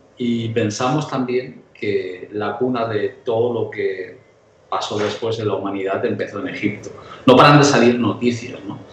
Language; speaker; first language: Spanish; early bilingual, heritage; Spanish